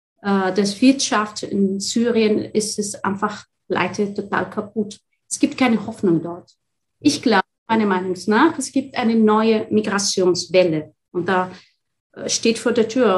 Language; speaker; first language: German; non-native, fluent; Arabic